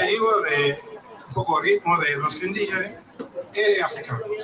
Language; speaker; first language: Spanish; non-native, fluent; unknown